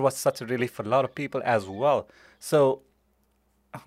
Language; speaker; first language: English; non-native, local second language; Nepali